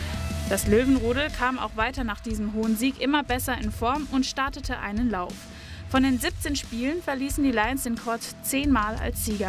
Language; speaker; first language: German; native; German